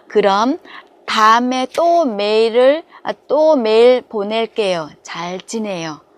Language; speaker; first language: Korean; non-native, fluent; Vietnamese